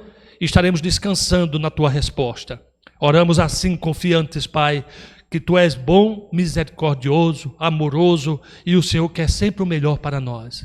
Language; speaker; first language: Portuguese; native; Portuguese